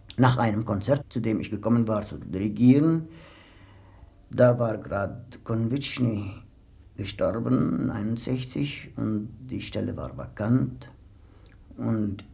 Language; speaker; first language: German; non-native, fluent; Armenian